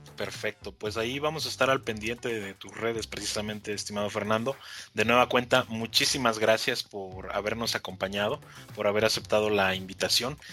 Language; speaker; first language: Spanish; native; Spanish